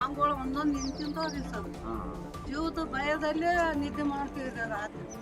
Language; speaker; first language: Kannada; native; Kannada